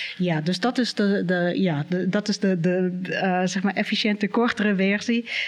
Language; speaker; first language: Dutch; non-native, fluent; English